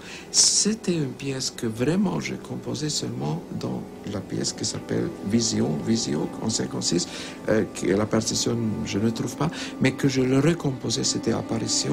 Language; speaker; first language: French; non-native, fluent; Hungarian